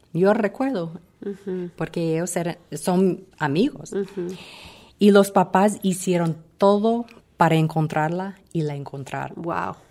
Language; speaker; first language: Spanish; non-native, fluent; English